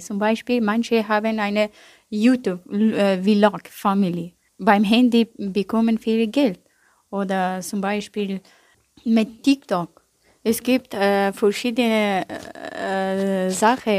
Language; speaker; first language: German; non-native, learner; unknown